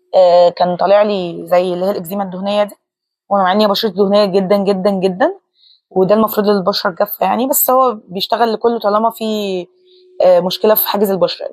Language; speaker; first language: Arabic; native; Arabic